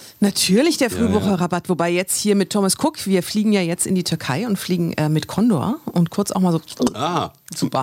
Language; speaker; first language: German; native; German